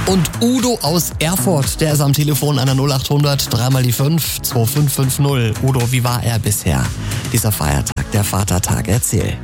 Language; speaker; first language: German; native; German